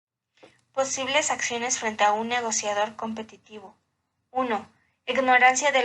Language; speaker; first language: Spanish; native; Spanish